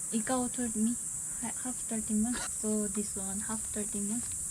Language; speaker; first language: English; non-native, learner; Korean